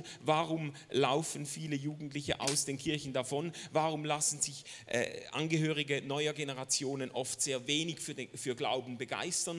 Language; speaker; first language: German; native; German